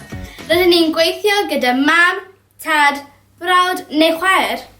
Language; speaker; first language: Welsh; non-native, local second language; English